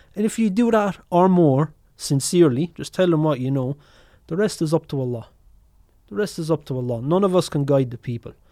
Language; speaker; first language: English; native; English